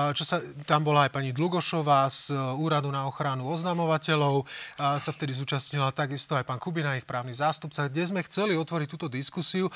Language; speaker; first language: Slovak; native; Slovak